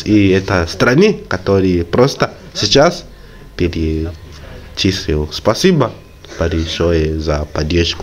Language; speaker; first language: Russian; non-native, fluent; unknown